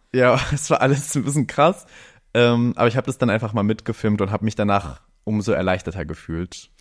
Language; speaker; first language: German; early bilingual, other home language; Greek